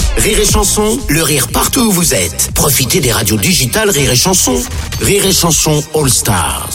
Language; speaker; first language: French; native; French